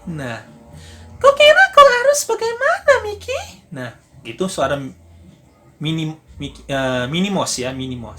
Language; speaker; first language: Indonesian; native; Indonesian